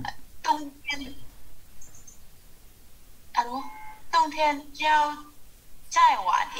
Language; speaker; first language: Chinese; non-native, learner; Vietnamese